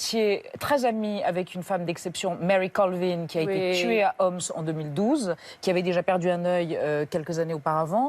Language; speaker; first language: French; native; French